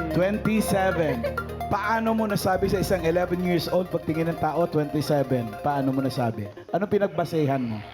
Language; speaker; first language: Filipino; native; Filipino